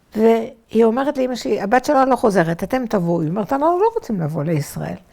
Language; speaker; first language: Hebrew; non-native, fluent; French